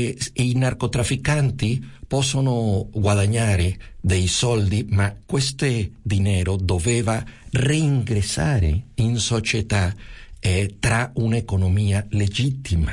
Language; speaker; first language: Italian; non-native, fluent; Spanish